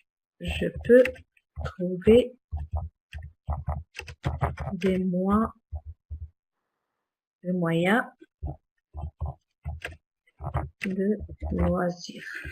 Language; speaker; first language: French; non-native, local second language; Arabic